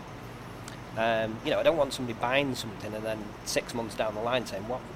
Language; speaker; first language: English; native; English